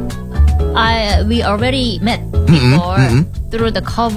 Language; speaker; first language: English; non-native, learner; Korean